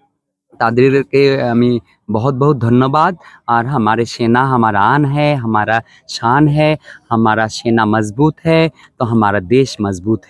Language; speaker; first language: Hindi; non-native, local second language; Bangla